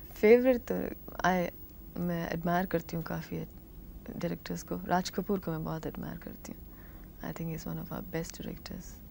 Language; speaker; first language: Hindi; non-native, local second language; Telugu